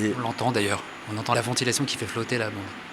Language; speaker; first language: French; native; French